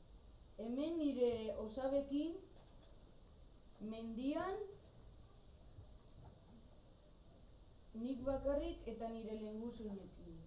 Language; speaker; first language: Basque; non-native, local second language; Spanish